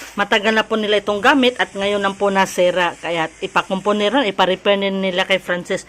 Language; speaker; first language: Filipino; native; Filipino